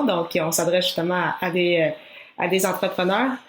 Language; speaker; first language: French; native; French